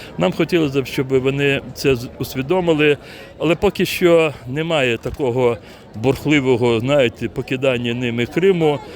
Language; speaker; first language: Ukrainian; non-native, local second language; Crimean Tatar